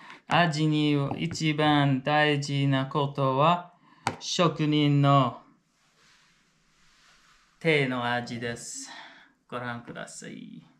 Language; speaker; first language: Japanese; non-native, fluent; English